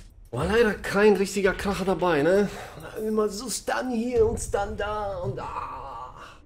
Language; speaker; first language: German; native; German